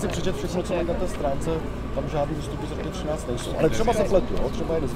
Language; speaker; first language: Czech; native; Czech